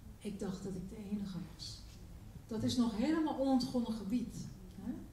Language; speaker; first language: Dutch; early bilingual, other home language; Turkish